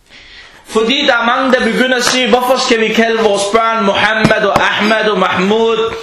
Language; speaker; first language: Danish; early bilingual, other home language; Arabic